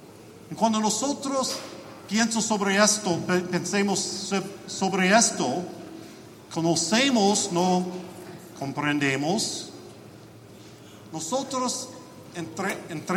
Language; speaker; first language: Spanish; non-native, learner; English